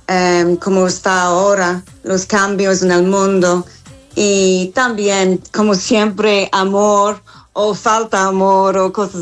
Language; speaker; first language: Spanish; non-native, fluent; English